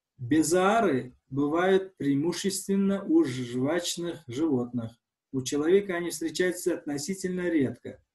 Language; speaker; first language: Russian; non-native, local second language; Uzbek